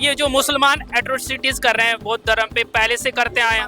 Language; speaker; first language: Hindi; native; Hindi